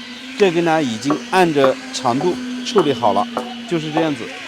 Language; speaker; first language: Chinese; native; Chinese